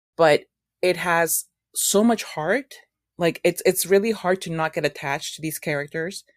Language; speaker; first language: English; native; English